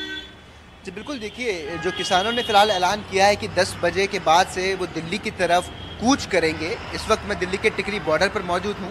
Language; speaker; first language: Hindi; native; Hindi